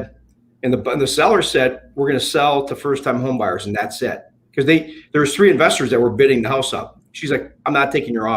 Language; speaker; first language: English; native; English